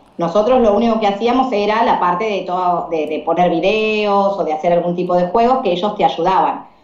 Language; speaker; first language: Spanish; native; Spanish